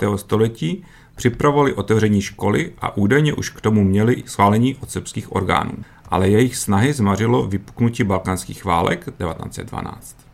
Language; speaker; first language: Czech; early bilingual, heritage; Czech